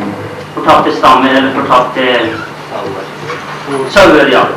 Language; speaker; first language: Norwegian; non-native, fluent; Urdu